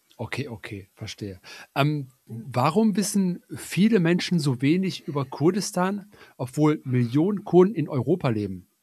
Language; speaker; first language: German; native; German